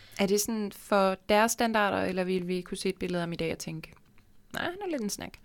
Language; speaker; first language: Danish; native; Danish